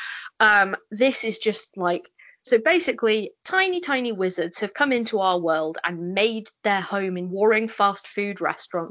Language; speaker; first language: English; native; English